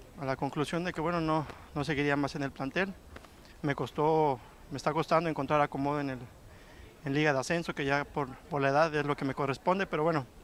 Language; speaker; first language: Spanish; native; Spanish